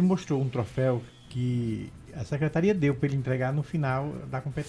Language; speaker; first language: Portuguese; native; Portuguese